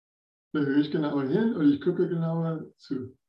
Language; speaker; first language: German; non-native, fluent; English